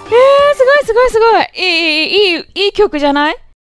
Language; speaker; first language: Japanese; native; Japanese